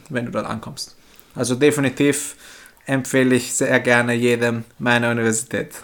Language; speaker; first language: German; early bilingual, other home language; Turkish